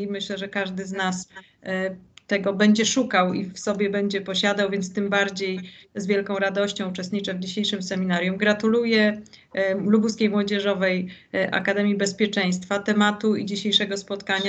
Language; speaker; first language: Polish; native; Polish